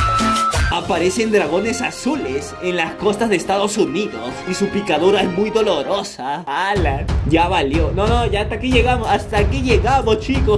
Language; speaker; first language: Spanish; native; Spanish